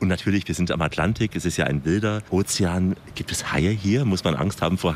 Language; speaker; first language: German; native; German